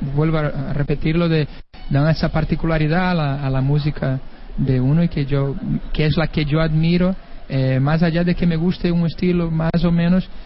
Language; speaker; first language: Spanish; non-native, fluent; Portuguese